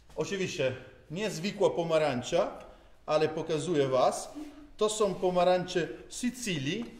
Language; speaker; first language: Polish; non-native, learner; Italian